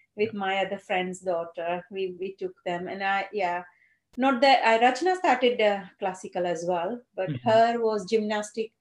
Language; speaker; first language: English; non-native, local second language; Gujarati